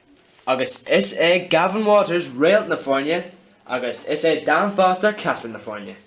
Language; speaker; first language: Irish; non-native, local second language; English